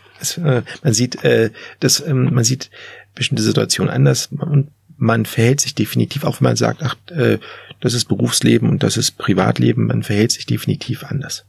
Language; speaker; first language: German; early bilingual, other home language; Turkish